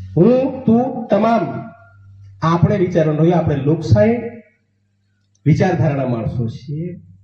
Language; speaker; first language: Gujarati; non-native, local second language; Rathawi